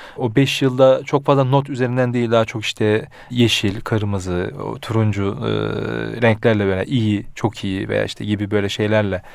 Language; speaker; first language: Turkish; early bilingual, heritage; Turkish